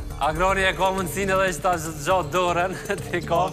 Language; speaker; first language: Albanian; native; Albanian